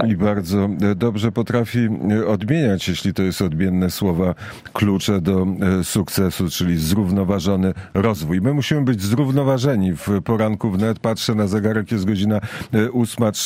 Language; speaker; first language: Polish; native; Polish